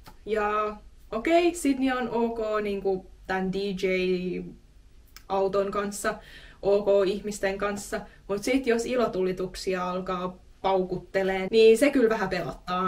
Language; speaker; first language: Finnish; native; Finnish